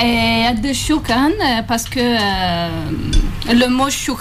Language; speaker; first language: French; non-native, fluent; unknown